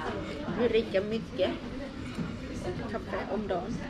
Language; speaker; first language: Swedish; non-native, learner; Thai